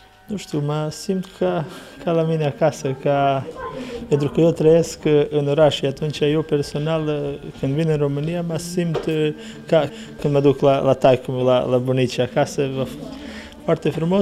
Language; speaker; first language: Romanian; early bilingual, heritage; Romanian